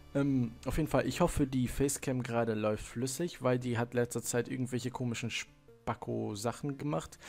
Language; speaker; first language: German; native; German